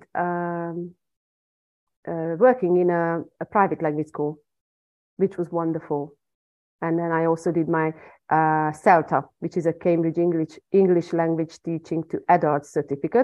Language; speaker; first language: English; non-native, fluent; Hungarian